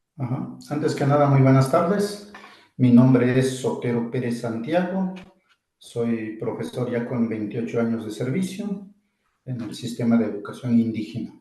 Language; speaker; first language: Spanish; non-native, local second language; Zapotec